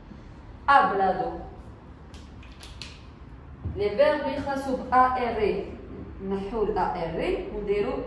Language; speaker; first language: French; non-native, local second language; Arabic